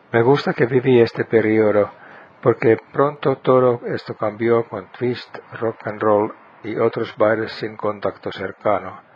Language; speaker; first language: Spanish; non-native, fluent; Finnish